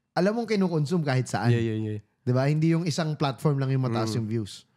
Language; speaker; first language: Filipino; native; Filipino